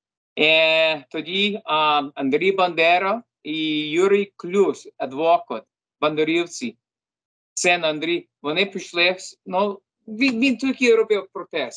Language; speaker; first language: Ukrainian; early bilingual, heritage; Ukrainian